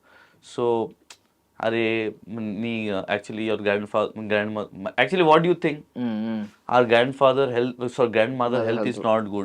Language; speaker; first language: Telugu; non-native, local second language; Hindi